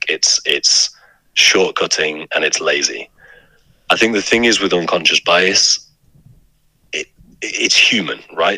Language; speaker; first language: English; native; English